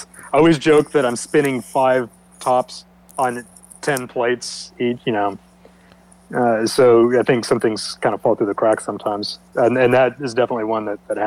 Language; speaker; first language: English; native; English